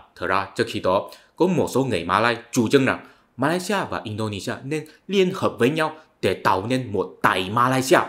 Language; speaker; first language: Vietnamese; non-native, fluent; Malay